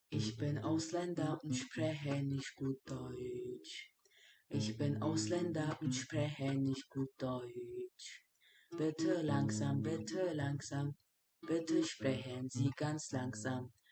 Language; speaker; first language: German; early bilingual, other home language; Turkish